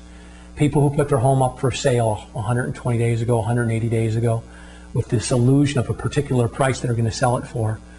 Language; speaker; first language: English; native; English